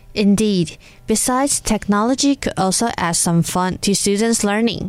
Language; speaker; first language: English; non-native, fluent; Chinese